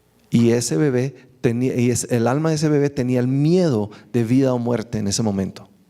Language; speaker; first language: Spanish; native; Spanish